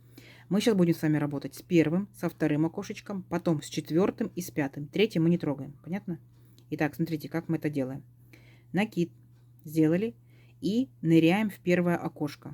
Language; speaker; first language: Russian; native; Russian